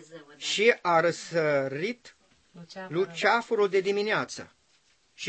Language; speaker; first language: Romanian; non-native, learner; English